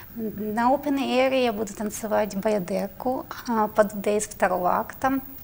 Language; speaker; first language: Russian; native; Russian